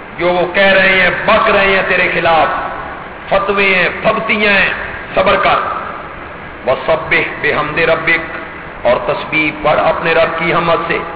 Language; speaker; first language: Urdu; non-native, local second language; Punjabi